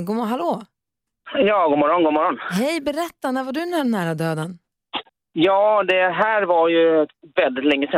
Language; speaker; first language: Swedish; native; Swedish